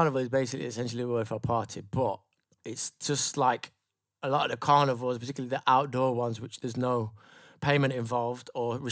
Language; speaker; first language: English; native; English